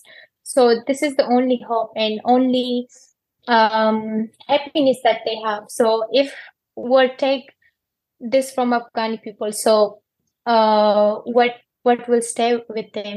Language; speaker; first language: English; non-native, fluent; Persian